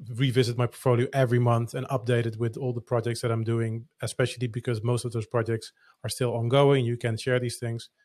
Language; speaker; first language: English; non-native, fluent; Dutch